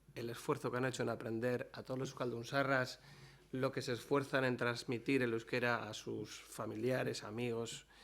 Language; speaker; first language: Spanish; non-native, local second language; Basque